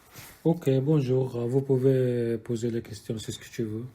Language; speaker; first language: French; non-native, learner; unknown